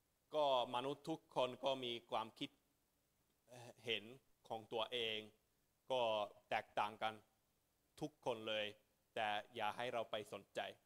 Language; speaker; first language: Thai; non-native, fluent; Finnish